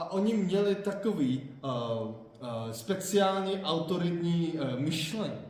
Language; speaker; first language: Czech; non-native, fluent; Korean